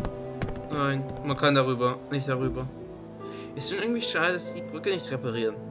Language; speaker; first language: German; native; German